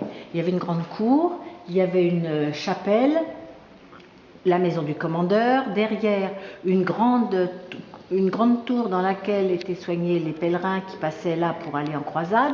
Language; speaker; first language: French; native; French